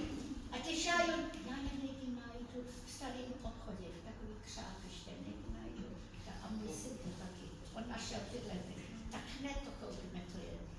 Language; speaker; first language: Czech; early bilingual, heritage; Czech